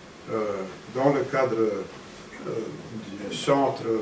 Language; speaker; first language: French; non-native, fluent; Romanian